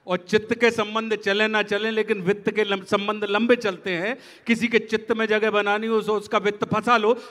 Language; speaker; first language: Hindi; native; Hindi